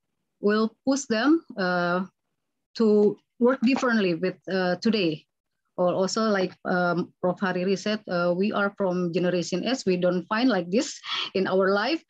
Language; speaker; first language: English; non-native, fluent; Indonesian